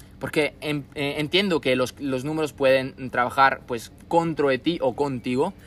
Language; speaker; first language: Spanish; non-native, fluent; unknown